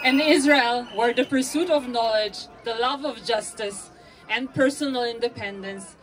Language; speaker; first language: English; non-native, fluent; Hebrew